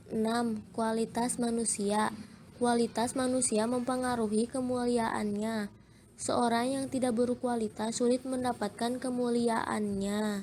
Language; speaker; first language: Indonesian; native; Indonesian